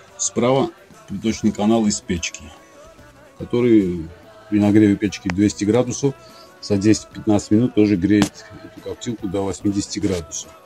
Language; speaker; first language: Russian; non-native, local second language; Georgian